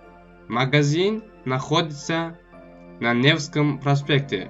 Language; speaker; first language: Russian; non-native, local second language; Tajik